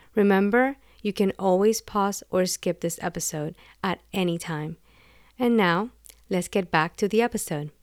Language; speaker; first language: English; non-native, fluent; Spanish